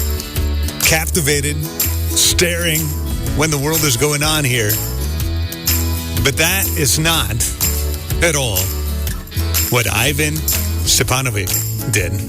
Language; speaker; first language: English; native; English